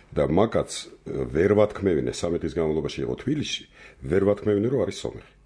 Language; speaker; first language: Georgian; non-native, local second language; Armenian